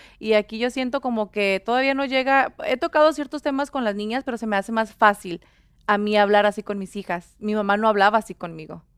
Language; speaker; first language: Spanish; early bilingual, heritage; Spanish